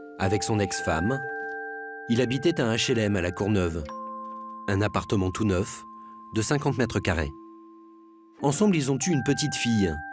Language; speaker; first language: French; native; French